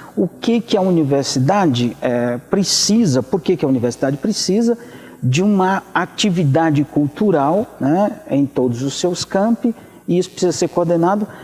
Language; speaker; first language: Portuguese; native; Portuguese